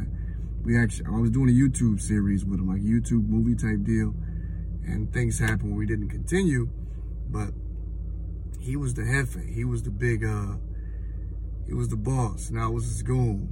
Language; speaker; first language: English; native; English